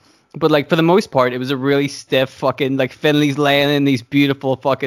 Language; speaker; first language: English; native; English